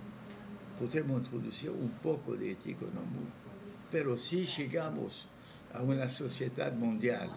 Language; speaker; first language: Spanish; non-native, fluent; French